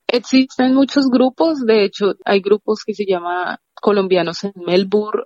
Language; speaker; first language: Spanish; native; Spanish